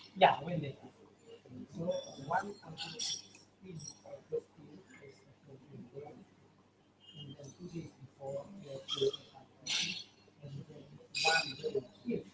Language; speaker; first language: English; non-native, learner; Indonesian